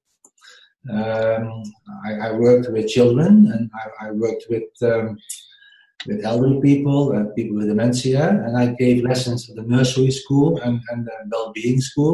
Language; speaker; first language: English; non-native, fluent; Dutch